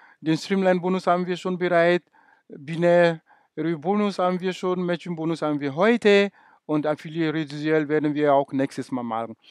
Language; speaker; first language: German; non-native, fluent; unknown